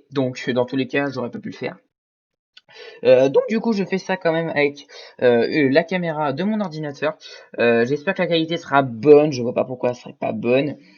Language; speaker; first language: French; native; French